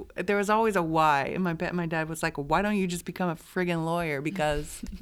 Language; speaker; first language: English; native; English